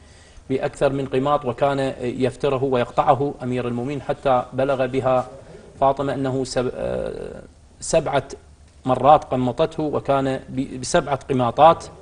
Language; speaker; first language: Arabic; native; Arabic